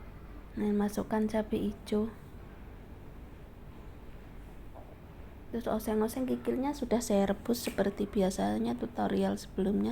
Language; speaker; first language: Indonesian; native; Indonesian